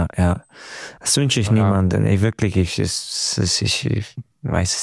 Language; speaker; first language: German; non-native, learner; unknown